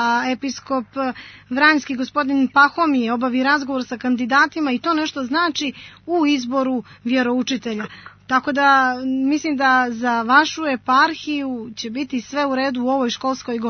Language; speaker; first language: Croatian; native; Croatian